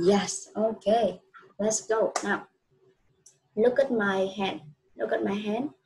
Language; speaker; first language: English; non-native, fluent; Vietnamese